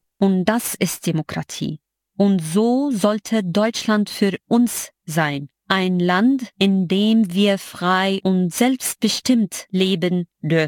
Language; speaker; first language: German; non-native, fluent; Arabic